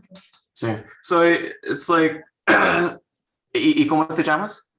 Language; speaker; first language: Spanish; non-native, fluent; English